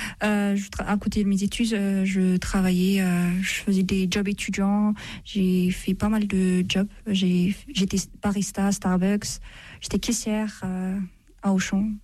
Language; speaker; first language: French; non-native, fluent; Amharic